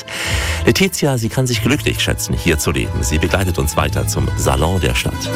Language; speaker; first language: German; native; German